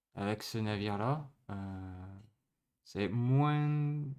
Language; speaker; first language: French; native; French